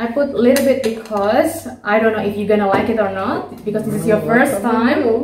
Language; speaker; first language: English; non-native, learner; Indonesian